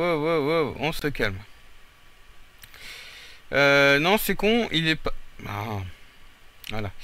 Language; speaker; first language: French; native; French